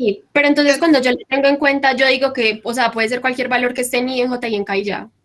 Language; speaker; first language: Spanish; native; Spanish